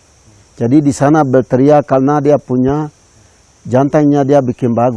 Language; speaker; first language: Indonesian; non-native, local second language; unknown